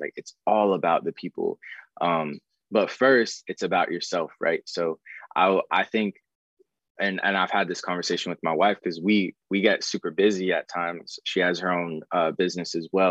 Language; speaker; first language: English; native; English